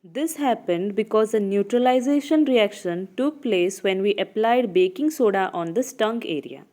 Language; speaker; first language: English; non-native, local second language; Odia